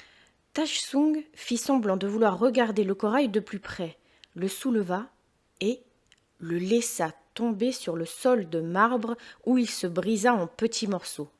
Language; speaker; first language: French; native; French